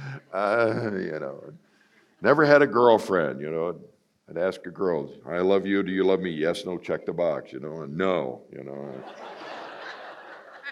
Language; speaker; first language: English; native; English